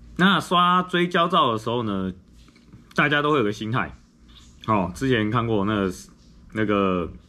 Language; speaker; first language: Chinese; native; Chinese